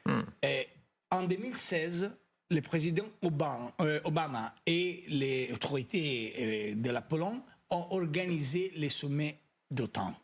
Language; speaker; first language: French; non-native, fluent; Italian